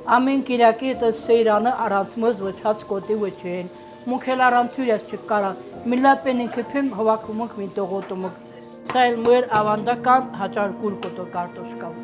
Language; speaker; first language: Armenian; native; Armenian